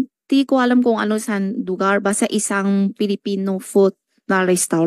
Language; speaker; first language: Filipino; non-native, learner; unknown